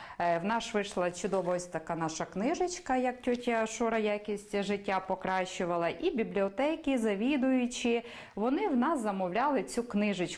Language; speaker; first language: Ukrainian; native; Ukrainian